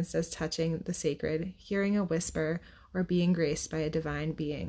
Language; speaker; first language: English; native; English